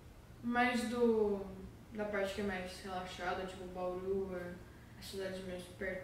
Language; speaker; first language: Portuguese; early bilingual, heritage; Portuguese